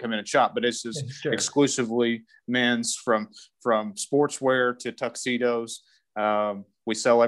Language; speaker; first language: English; native; English